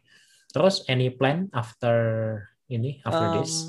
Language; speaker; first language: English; non-native, fluent; Indonesian